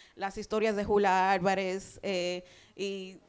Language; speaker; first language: Spanish; early bilingual, heritage; Spanish